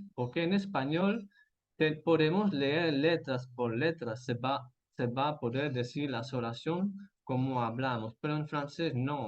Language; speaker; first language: Spanish; non-native, fluent; French